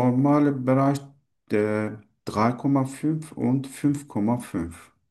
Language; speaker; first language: German; non-native, learner; Turkish